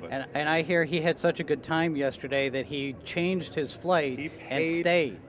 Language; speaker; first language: English; native; English